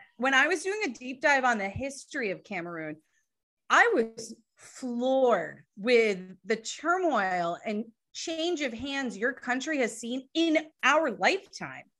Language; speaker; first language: English; native; English